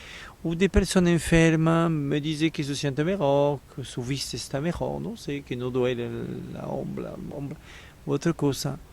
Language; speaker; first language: Spanish; non-native, learner; French